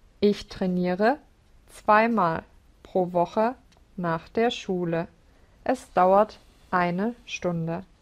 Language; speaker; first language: German; non-native, learner; English